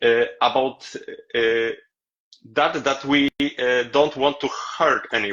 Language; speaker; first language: English; non-native, learner; Polish